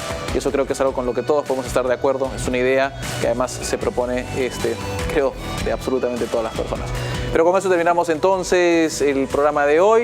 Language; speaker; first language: Spanish; native; Spanish